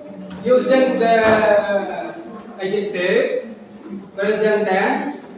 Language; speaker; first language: English; non-native, learner; Indonesian